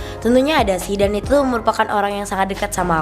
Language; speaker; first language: Indonesian; native; Indonesian